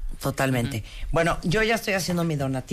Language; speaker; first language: Spanish; native; Spanish